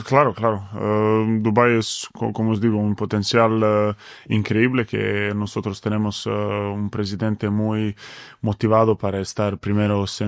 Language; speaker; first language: Spanish; non-native, fluent; Bosnian